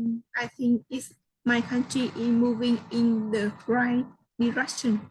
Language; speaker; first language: English; non-native, learner; Vietnamese